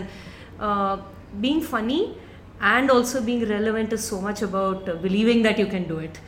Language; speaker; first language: English; non-native, local second language; Tamil